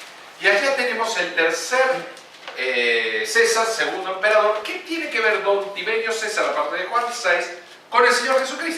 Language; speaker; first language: Spanish; native; Spanish